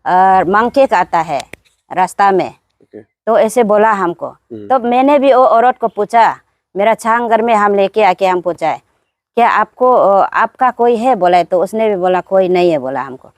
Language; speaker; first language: Hindi; non-native, local second language; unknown